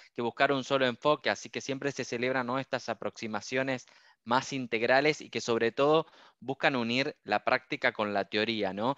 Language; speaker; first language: Spanish; native; Spanish